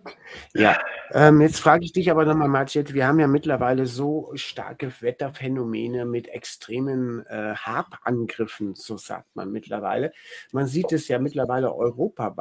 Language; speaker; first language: German; native; German